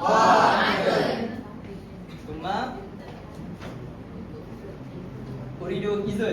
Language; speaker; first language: Arabic; non-native, learner; Malay